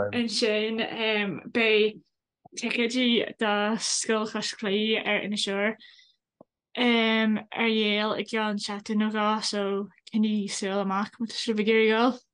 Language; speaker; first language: Irish; non-native, local second language; English